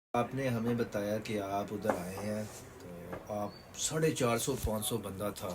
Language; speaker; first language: Urdu; non-native, local second language; Punjabi